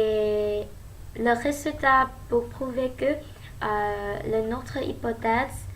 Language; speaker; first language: French; non-native, learner; Thai